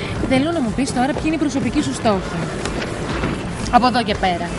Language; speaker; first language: Greek; native; Greek